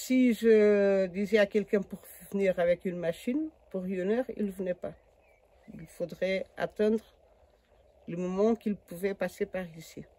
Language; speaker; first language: French; non-native, learner; Portuguese